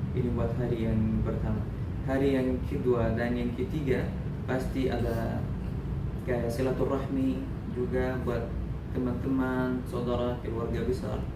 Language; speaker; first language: Indonesian; non-native, fluent; Arabic